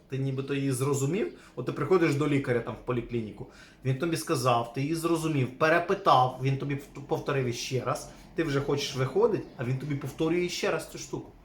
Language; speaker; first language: Ukrainian; native; Ukrainian